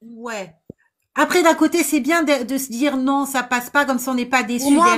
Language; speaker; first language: French; native; French